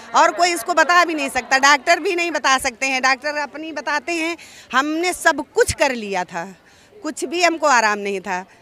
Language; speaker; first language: Hindi; native; Hindi